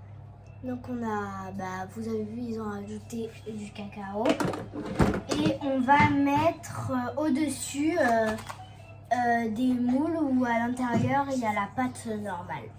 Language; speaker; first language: French; native; French